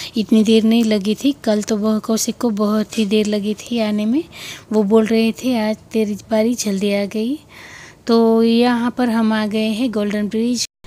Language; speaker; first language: Hindi; non-native, local second language; Gujarati